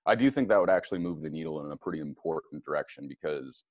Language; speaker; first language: English; native; English